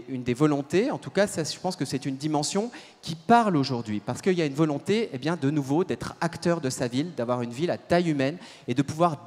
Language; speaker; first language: French; native; French